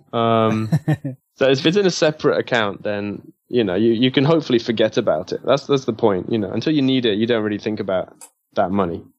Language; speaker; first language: English; native; English